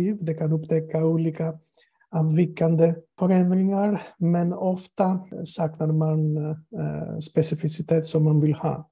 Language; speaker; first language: Swedish; non-native, fluent; Greek